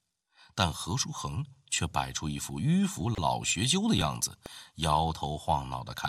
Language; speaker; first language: Chinese; native; Chinese